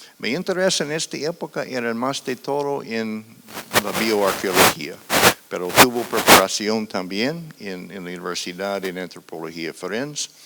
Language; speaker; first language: Spanish; non-native, fluent; English